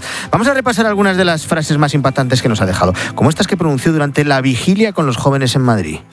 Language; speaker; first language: Spanish; native; Spanish